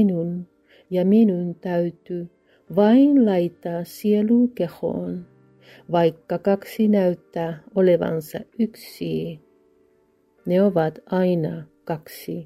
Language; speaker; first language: Finnish; non-native, fluent; Spanish